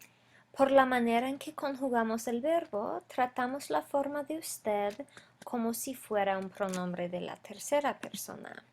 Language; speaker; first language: Spanish; non-native, fluent; English